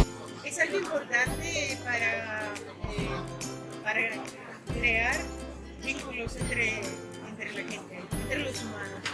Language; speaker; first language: Spanish; non-native, fluent; Greek